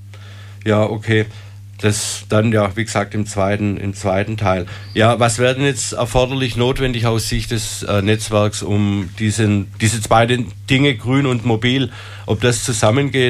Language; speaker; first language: German; native; German